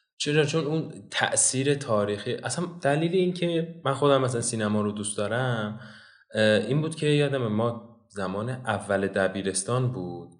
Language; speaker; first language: Persian; non-native, local second language; Azerbaijani